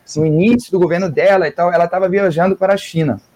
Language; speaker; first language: Portuguese; non-native, fluent; German